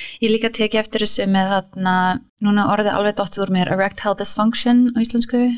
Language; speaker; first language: Icelandic; early bilingual, heritage; English